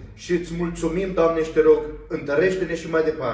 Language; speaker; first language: Romanian; native; Romanian